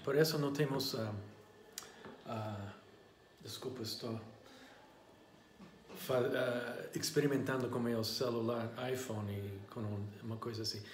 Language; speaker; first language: Portuguese; non-native, learner; English